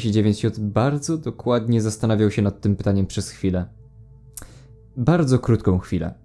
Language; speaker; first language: Polish; native; Polish